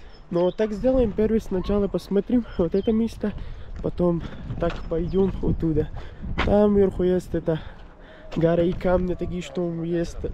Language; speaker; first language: Russian; non-native, learner; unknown